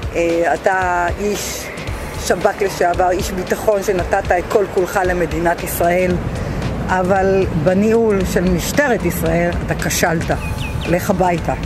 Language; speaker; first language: Hebrew; native; Hebrew